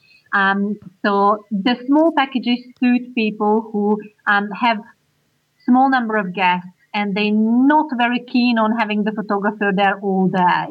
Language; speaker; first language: English; non-native, fluent; Hungarian